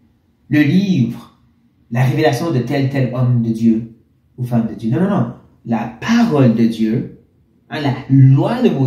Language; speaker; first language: French; native; French